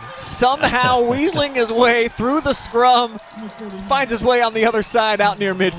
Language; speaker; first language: English; native; English